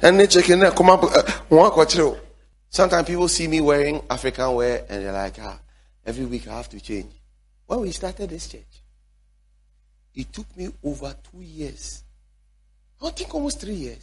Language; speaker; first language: English; non-native, local second language; Akan